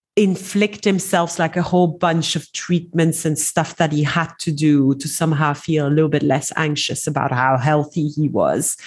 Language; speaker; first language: English; non-native, fluent; French